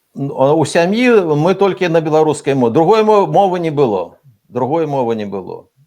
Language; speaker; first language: Belarusian; native; Belarusian